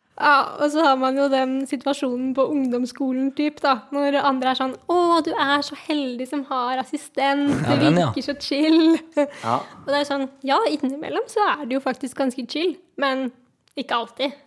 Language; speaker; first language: Norwegian; native; Norwegian